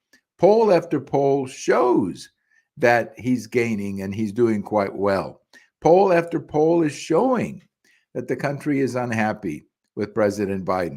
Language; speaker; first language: English; early bilingual, other home language; Spanish